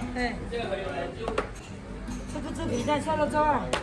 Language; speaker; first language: Chinese; non-native, local second language; Cantonese